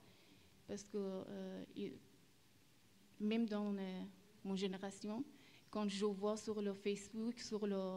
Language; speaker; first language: French; early bilingual, other home language; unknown